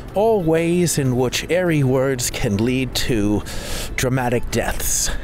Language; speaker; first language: English; native; English